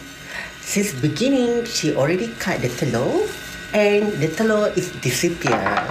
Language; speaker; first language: English; non-native, learner; Malay